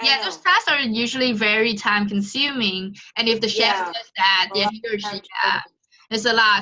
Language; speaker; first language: English; non-native, fluent; Vietnamese